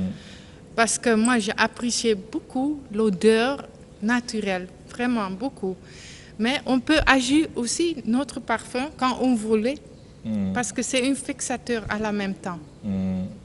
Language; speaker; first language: French; non-native, learner; Dutch